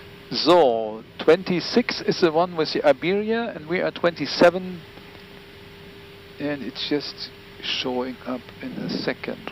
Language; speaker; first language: English; non-native, fluent; German